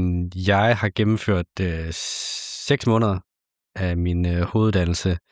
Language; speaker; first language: Danish; native; Danish